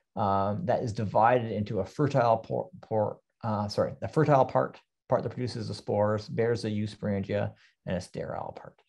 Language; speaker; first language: English; native; English